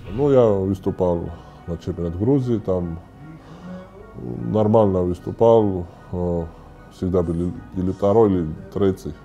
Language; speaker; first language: Russian; non-native, fluent; Georgian